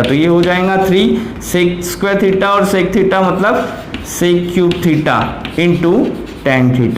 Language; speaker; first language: Hindi; native; Hindi